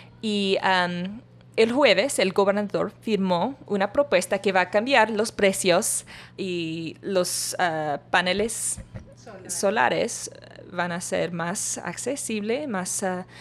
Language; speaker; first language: Spanish; non-native, learner; English